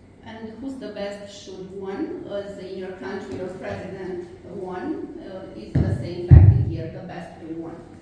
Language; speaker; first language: English; non-native, fluent; Romanian